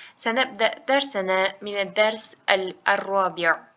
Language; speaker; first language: Arabic; non-native, fluent; Uzbek